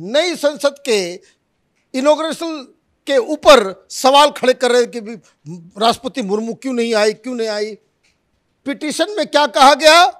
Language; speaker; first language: Hindi; native; Hindi